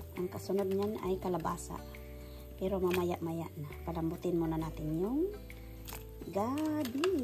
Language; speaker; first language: Filipino; non-native, local second language; Cebuano